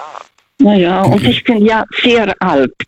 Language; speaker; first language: German; non-native, fluent; Russian